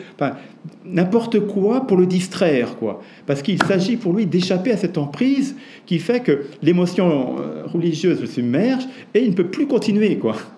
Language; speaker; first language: French; native; French